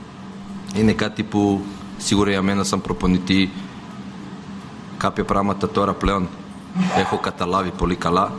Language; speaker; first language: Greek; non-native, fluent; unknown